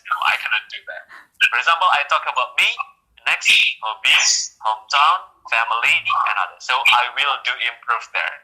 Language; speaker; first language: English; non-native, fluent; Indonesian